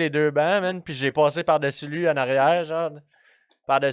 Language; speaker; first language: French; native; French